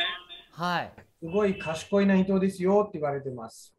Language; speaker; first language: Japanese; non-native, fluent; Hindi